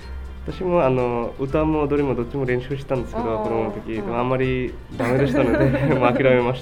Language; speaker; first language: Japanese; non-native, fluent; Bangla